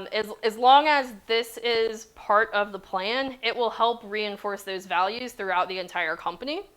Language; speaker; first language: English; native; English